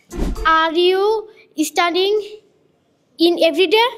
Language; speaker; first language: English; non-native, learner; Bangla